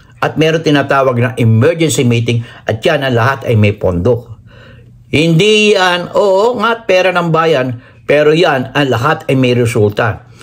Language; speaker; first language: Filipino; native; Filipino